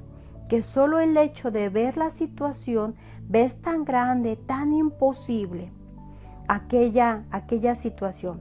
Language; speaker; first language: Spanish; native; Spanish